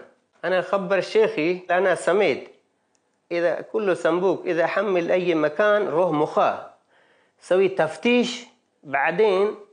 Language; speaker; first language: Arabic; non-native, learner; Baluchi